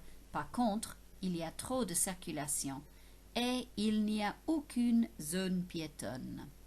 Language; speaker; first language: French; non-native, fluent; English